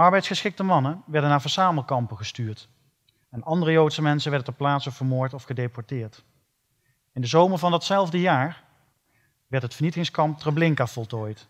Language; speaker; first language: Dutch; native; Dutch